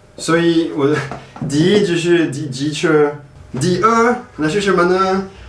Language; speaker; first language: Chinese; non-native, fluent; French